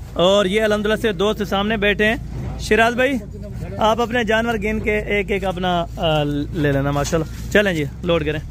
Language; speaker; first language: Urdu; non-native, local second language; Saraiki